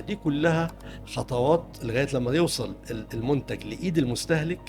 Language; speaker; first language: Arabic; native; Arabic